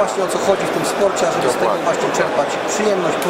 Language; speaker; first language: Polish; native; Polish